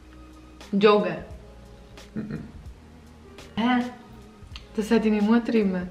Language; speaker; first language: German; non-native, local second language; Albanian